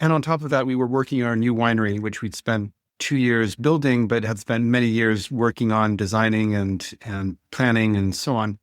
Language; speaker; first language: English; non-native, fluent; French